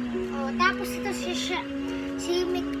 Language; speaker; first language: Filipino; native; Filipino